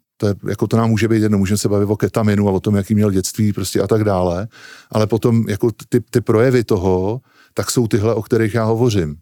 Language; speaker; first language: Czech; native; Czech